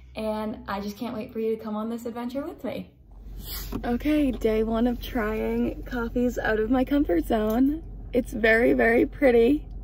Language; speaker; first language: English; native; English